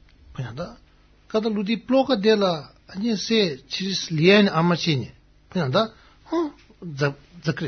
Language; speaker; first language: Russian; non-native, learner; Tibetan